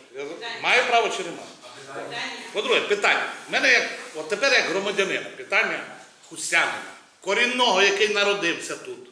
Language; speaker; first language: Ukrainian; native; Ukrainian